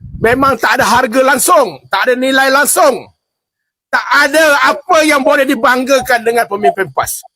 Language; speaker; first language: Malay; native; Malay